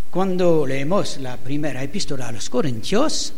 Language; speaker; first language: Spanish; non-native, fluent; French